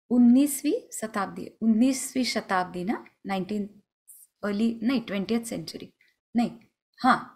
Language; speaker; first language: Hindi; non-native, local second language; Marathi